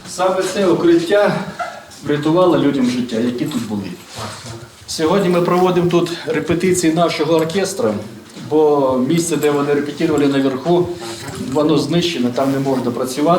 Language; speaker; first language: Ukrainian; native; Ukrainian